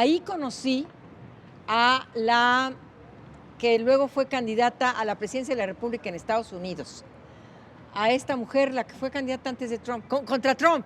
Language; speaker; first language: Spanish; native; Spanish